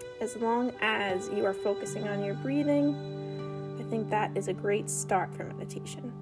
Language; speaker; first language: English; native; English